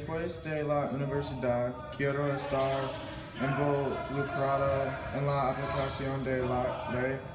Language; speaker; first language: Spanish; non-native, learner; English